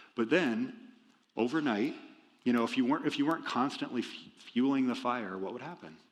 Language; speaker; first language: English; native; English